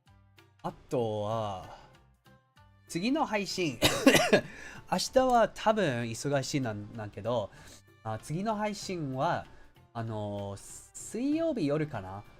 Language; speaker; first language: Japanese; non-native, learner; English